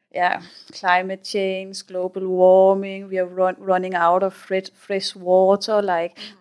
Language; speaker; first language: English; non-native, fluent; Danish